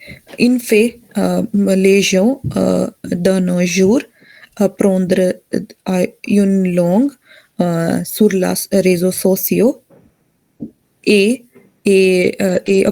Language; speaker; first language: French; non-native, learner; Hindi